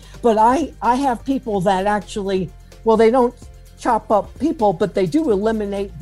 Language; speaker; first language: English; native; English